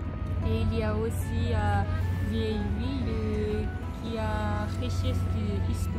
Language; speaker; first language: French; non-native, learner; Japanese